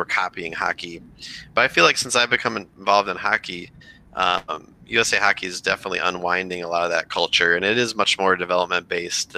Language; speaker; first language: English; native; English